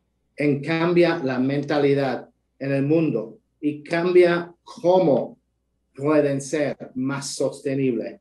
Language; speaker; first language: Spanish; non-native, fluent; English